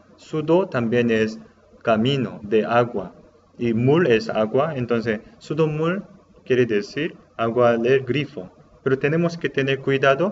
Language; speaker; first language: Spanish; non-native, learner; Korean